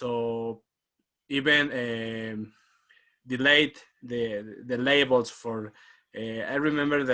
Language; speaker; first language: English; non-native, learner; Spanish